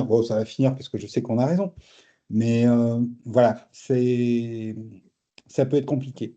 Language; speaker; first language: French; native; French